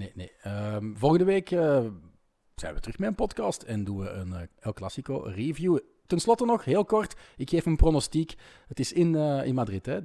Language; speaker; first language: Dutch; native; Dutch